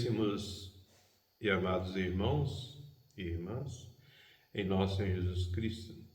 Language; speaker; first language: Portuguese; native; Portuguese